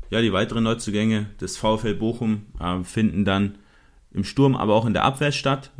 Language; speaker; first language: German; native; German